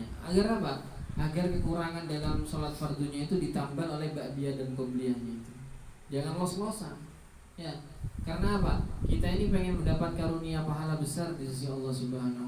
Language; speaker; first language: Indonesian; non-native, local second language; Javanese